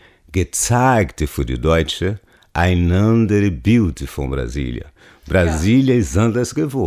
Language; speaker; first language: German; non-native, learner; Portuguese